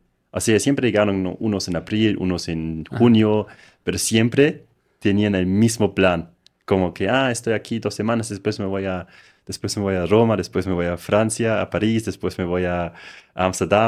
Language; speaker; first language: Spanish; non-native, fluent; German